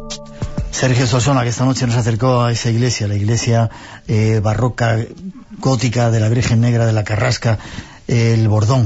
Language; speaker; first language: Spanish; native; Spanish